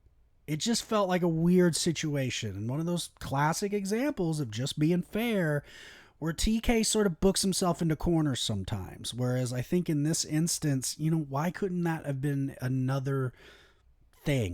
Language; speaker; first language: English; native; English